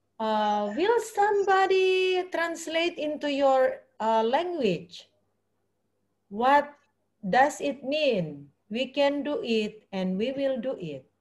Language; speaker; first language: English; non-native, fluent; Indonesian